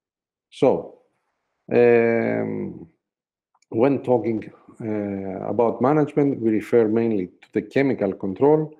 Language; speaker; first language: English; non-native, fluent; Greek